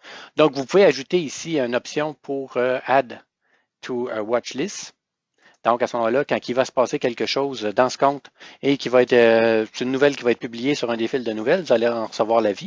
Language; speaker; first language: French; native; French